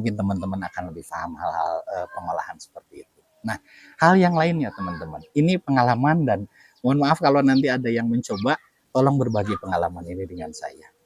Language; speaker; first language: Indonesian; non-native, local second language; Sundanese